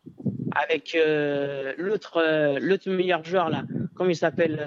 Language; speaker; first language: French; non-native, learner; Albanian